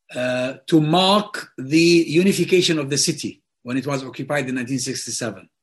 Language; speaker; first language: English; non-native, fluent; Arabic